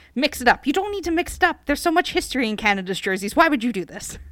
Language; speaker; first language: English; native; English